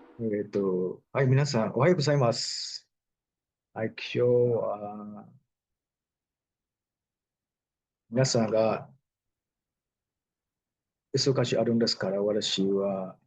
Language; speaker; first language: Japanese; non-native, learner; Burmese